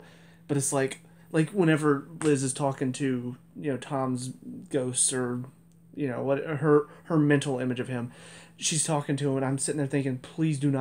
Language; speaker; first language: English; native; English